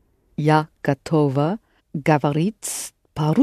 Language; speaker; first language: Russian; non-native, learner; English